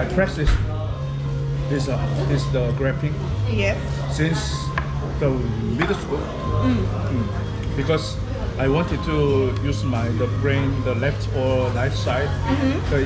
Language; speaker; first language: English; non-native, learner; Korean